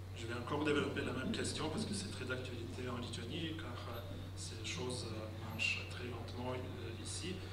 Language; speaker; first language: French; non-native, fluent; Lithuanian